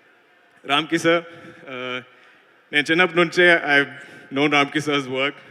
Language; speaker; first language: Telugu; non-native, learner; Malayalam